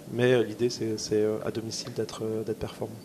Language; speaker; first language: French; native; French